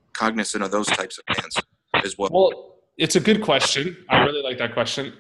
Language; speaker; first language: English; native; English